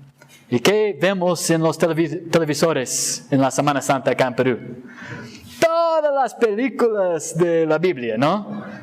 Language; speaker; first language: Spanish; non-native, fluent; English